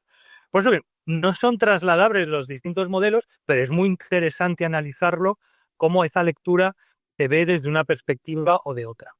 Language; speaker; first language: Spanish; native; Spanish